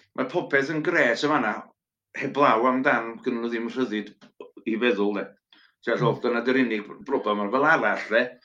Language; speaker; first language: Welsh; native; Welsh